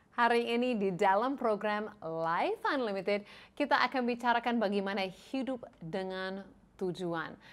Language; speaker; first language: Indonesian; non-native, fluent; English